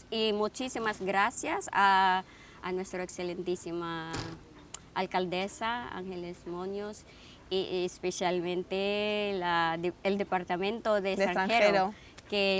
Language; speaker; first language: Spanish; non-native, fluent; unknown